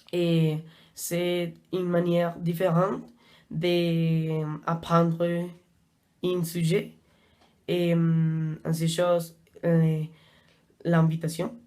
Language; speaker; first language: French; non-native, learner; Spanish